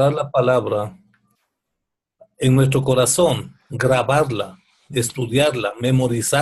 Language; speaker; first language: Spanish; native; Spanish